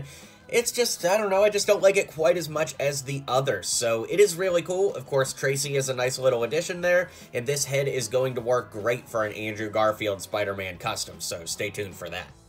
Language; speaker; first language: English; native; English